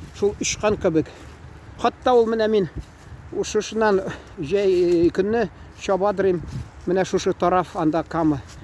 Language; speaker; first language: Tatar; early bilingual, heritage; Tatar